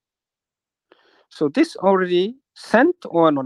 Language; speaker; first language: English; non-native, learner; Japanese